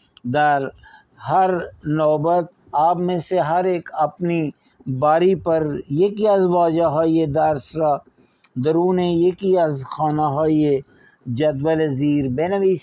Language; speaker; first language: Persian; non-native, fluent; Urdu